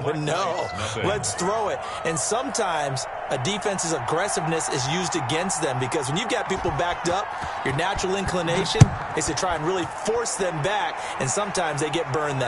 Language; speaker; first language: English; native; English